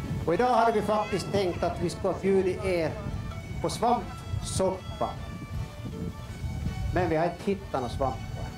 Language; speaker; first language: Swedish; native; Swedish